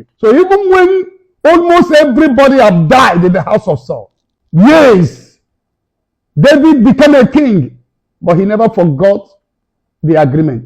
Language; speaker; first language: English; non-native, local second language; Igbo